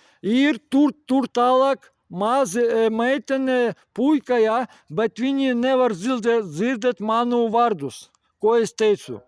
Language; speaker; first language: Latvian; non-native, local second language; Russian